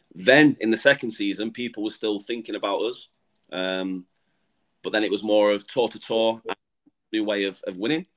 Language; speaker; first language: English; native; English